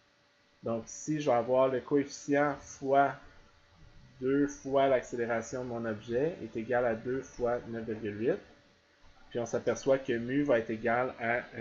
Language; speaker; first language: French; native; French